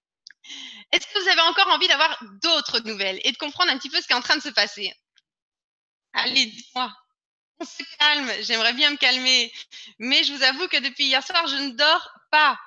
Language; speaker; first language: French; native; French